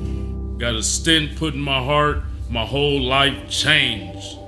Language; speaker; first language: English; native; English